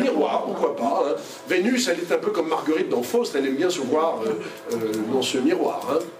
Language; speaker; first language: French; native; French